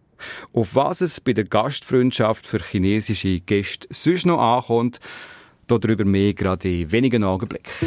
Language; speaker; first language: German; native; German